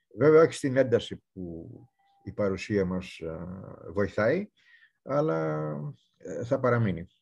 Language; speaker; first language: Greek; native; Greek